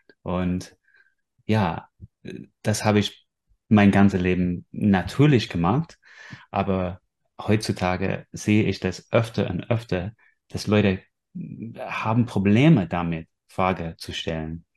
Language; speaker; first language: German; non-native, fluent; English